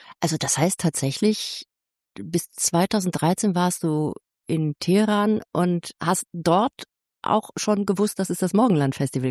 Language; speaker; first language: German; native; German